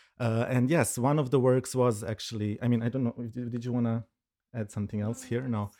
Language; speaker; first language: English; non-native, fluent; Serbian